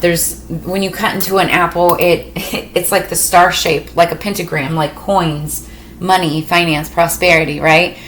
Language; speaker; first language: English; native; English